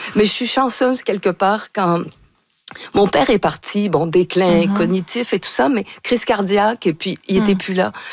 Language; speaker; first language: French; native; French